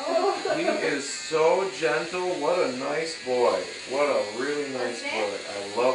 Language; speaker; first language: English; native; English